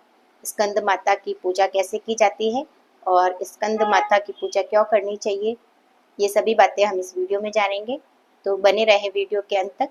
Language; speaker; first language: Hindi; native; Hindi